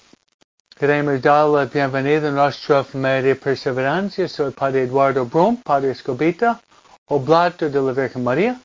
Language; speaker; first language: Spanish; non-native, fluent; English